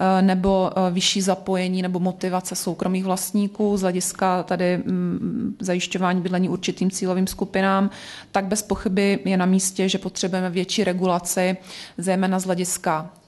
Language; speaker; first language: Czech; native; Czech